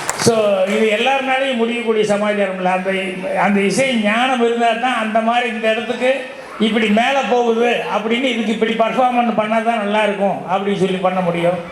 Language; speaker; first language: Tamil; native; Tamil